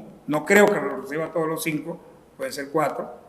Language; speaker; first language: Spanish; native; Spanish